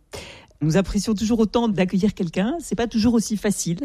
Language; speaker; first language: French; native; French